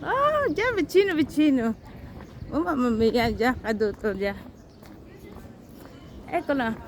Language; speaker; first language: Italian; non-native, learner; Filipino